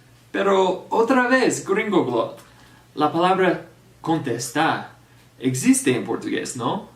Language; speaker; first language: Spanish; non-native, fluent; English